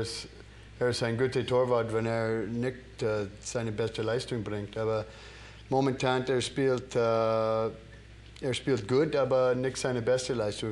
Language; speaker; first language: German; non-native, learner; English